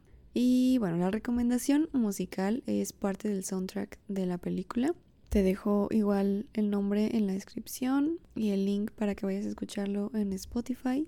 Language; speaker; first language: Spanish; native; Spanish